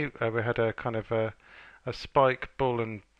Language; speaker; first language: English; native; English